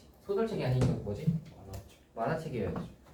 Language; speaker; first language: Korean; native; Korean